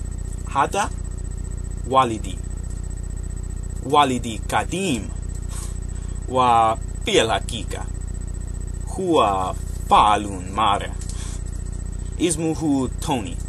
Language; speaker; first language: Arabic; non-native, learner; English